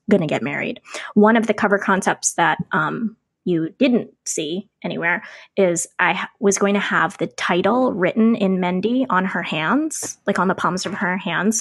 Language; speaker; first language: English; native; English